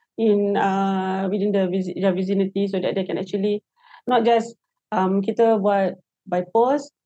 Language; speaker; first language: English; non-native, local second language; Malay